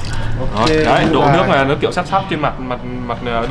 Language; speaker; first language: Vietnamese; native; Vietnamese